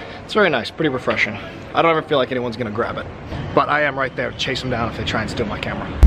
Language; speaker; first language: English; native; English